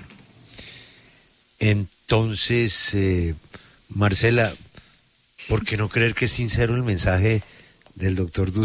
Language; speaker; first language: Spanish; native; Spanish